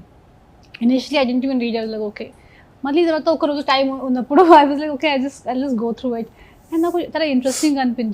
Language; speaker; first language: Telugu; non-native, local second language; Hindi